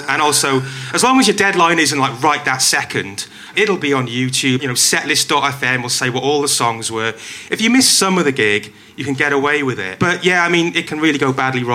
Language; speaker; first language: English; native; English